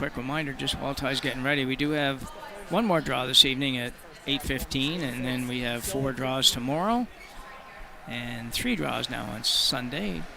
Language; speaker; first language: English; native; English